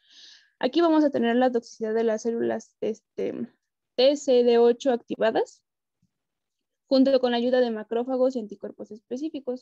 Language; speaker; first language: Spanish; native; Spanish